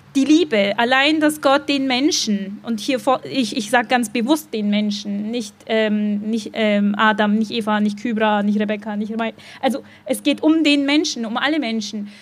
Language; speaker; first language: German; native; German